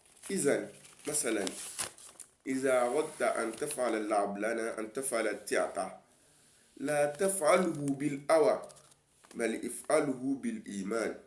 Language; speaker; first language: Arabic; non-native, learner; Yoruba